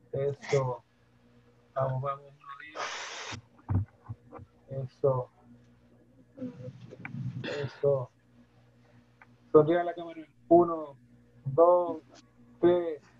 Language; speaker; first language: Spanish; native; Spanish